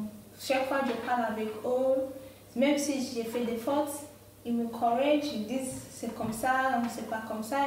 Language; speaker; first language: French; non-native, fluent; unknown